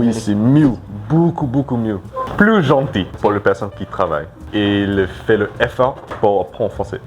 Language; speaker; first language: French; non-native, learner; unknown